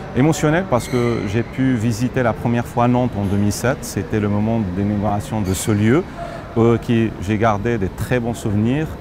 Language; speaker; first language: French; non-native, local second language; Arabic